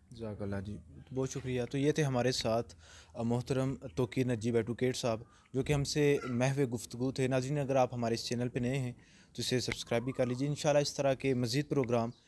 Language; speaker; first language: Urdu; non-native, local second language; Pahari-Potwari